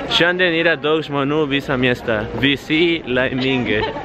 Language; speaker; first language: Lithuanian; non-native, learner; Spanish